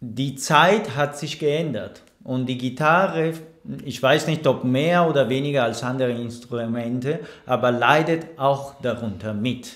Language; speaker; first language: German; non-native, fluent; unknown